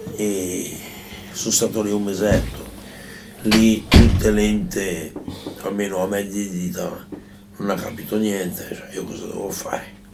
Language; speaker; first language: Italian; native; Italian